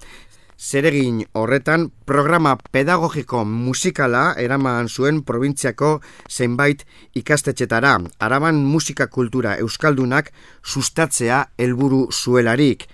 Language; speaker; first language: Basque; native; Basque